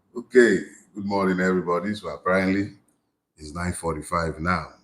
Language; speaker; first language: English; non-native, local second language; Yoruba